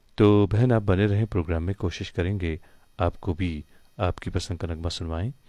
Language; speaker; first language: Hindi; non-native, local second language; Kashmiri